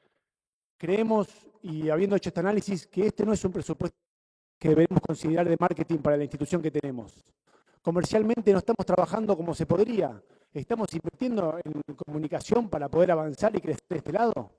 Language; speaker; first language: Spanish; native; Spanish